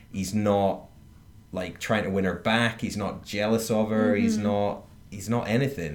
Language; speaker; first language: English; native; English